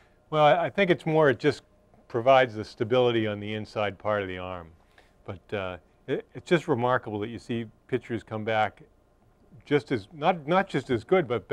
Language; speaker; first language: English; native; English